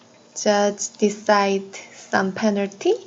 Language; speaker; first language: English; non-native, learner; Korean